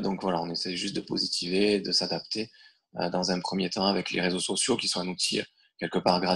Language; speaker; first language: French; native; French